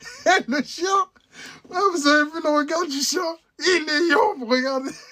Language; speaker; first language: French; native; French